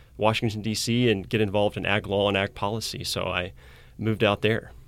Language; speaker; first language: English; native; English